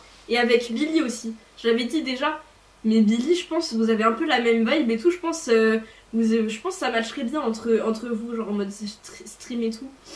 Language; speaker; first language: French; native; French